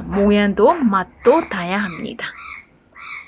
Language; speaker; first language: Korean; non-native, learner; Burmese